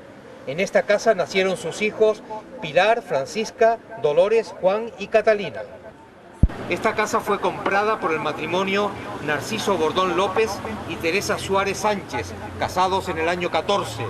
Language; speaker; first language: Spanish; native; Spanish